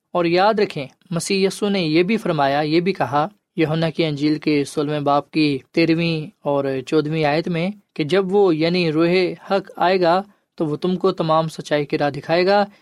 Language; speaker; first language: Urdu; non-native, local second language; Punjabi